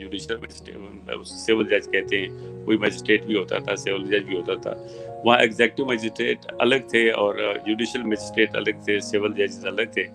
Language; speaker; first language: Urdu; native; Urdu